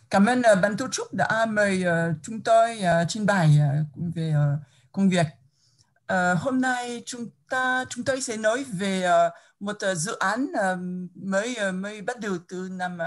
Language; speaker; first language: Vietnamese; non-native, fluent; French